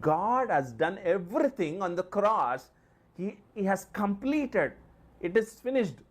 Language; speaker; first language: English; non-native, local second language; Telugu